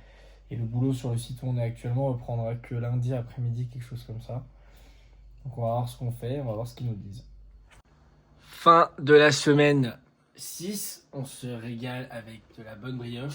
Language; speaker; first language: French; native; French